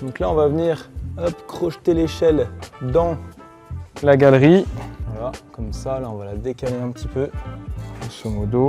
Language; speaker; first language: French; native; French